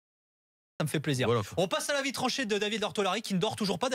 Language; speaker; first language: French; native; French